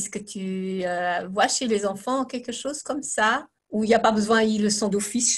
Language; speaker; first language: French; non-native, fluent; German